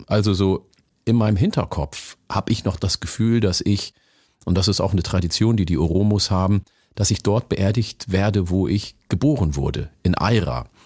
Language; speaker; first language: German; early bilingual, other home language; Oromo